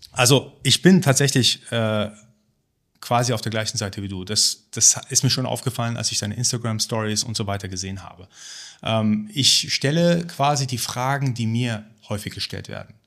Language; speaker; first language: German; early bilingual, other home language; Persian